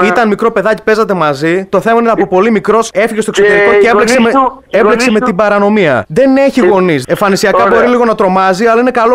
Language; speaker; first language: Greek; native; Greek